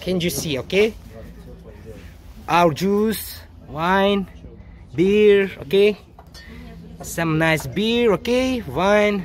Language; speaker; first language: English; non-native, learner; Russian